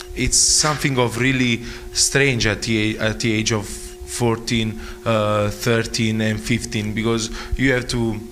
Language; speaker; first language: English; non-native, fluent; Italian